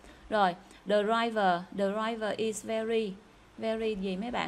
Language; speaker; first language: English; non-native, fluent; Vietnamese